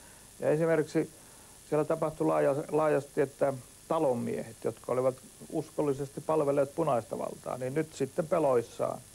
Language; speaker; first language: Finnish; native; Finnish